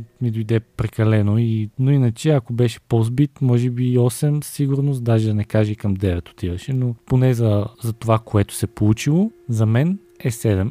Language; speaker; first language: Bulgarian; native; Bulgarian